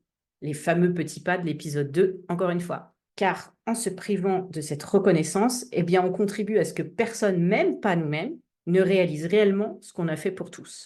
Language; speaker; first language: French; native; French